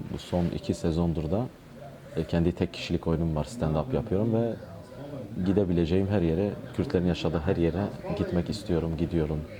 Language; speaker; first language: Turkish; non-native, local second language; Kurdish